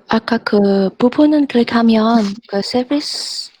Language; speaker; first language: Korean; non-native, fluent; Indonesian